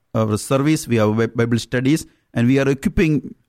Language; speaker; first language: English; non-native, local second language; Malayalam